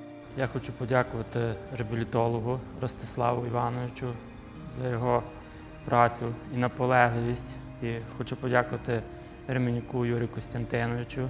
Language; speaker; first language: Ukrainian; native; Ukrainian